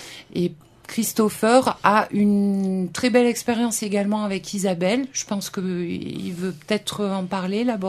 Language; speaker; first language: French; native; French